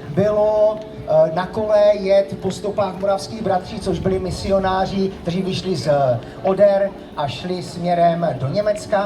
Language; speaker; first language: Czech; native; Czech